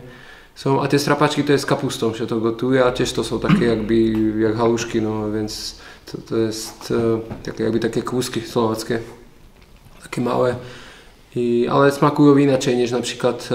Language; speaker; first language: Polish; non-native, learner; Slovak